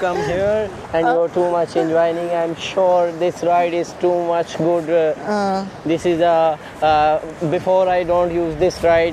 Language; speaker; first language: English; non-native, learner; Urdu